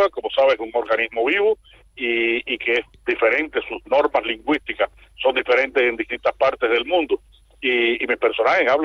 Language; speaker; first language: Spanish; native; Spanish